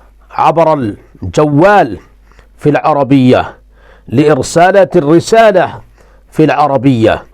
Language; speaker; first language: Arabic; non-native, fluent; Urdu